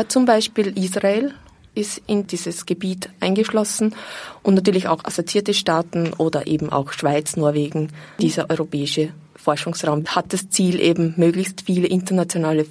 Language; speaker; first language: German; native; German